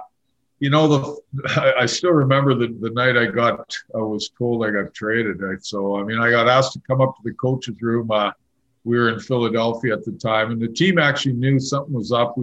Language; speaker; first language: English; native; English